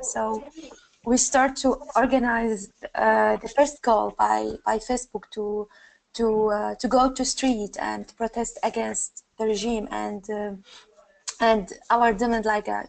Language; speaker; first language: English; non-native, learner; Arabic